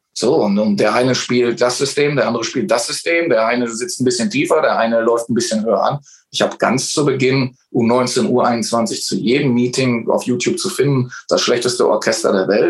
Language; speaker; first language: German; native; German